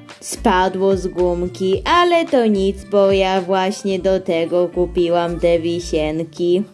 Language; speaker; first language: Polish; early bilingual, heritage; Polish